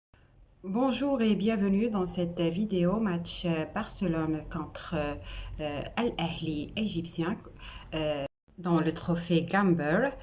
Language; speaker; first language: French; non-native, local second language; Arabic